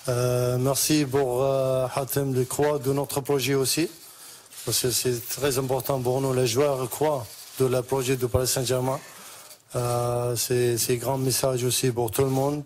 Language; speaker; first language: French; non-native, learner; Arabic